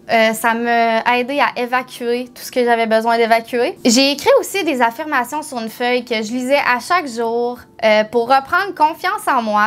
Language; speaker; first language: French; native; French